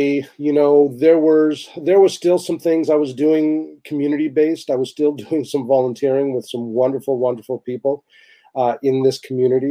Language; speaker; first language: English; native; English